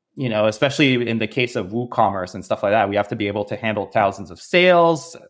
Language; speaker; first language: English; native; English